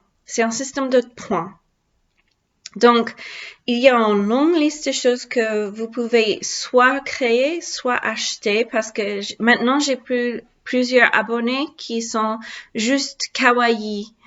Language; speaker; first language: French; non-native, learner; English